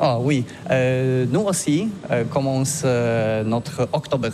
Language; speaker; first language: French; non-native, learner; Polish